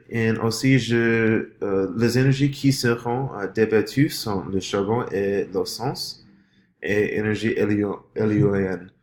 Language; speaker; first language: French; non-native, learner; English